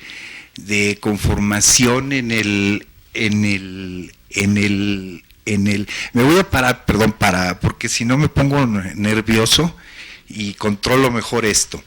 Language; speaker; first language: Spanish; native; Spanish